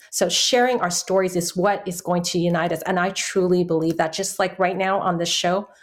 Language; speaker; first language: English; early bilingual, other home language; Chinese